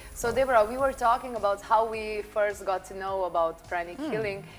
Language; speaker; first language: English; non-native, fluent; Slovenian